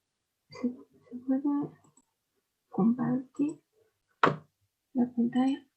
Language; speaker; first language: Spanish; non-native, fluent; Chinese